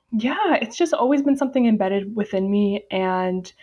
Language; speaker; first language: English; native; English